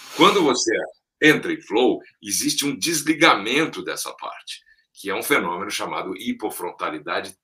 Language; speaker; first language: Portuguese; native; Portuguese